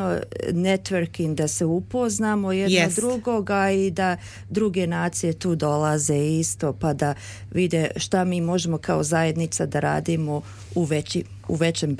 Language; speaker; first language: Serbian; early bilingual, heritage; Serbian